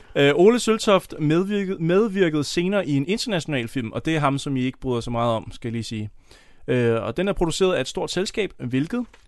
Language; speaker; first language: Danish; native; Danish